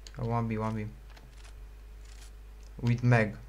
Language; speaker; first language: English; non-native, learner; Romanian